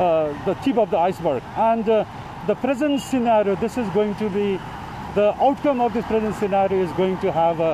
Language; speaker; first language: English; non-native, local second language; Nepali